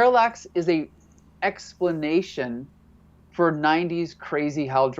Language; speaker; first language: English; native; English